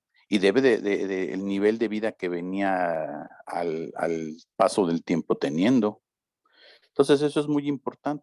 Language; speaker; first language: Spanish; native; Spanish